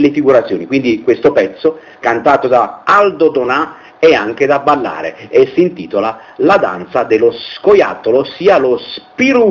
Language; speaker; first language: Italian; native; Italian